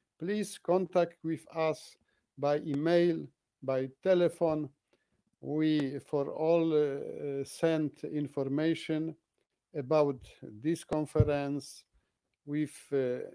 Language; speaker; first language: English; non-native, fluent; Polish